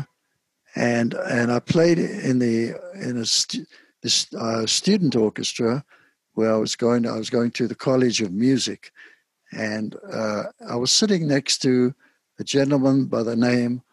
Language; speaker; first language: English; native; English